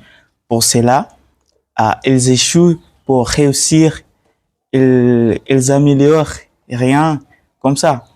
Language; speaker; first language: French; non-native, learner; Swahili